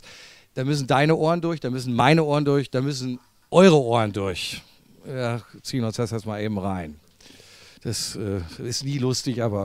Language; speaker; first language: German; native; German